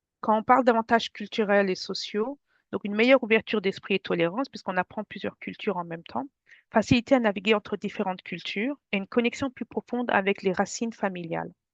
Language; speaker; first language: French; native; French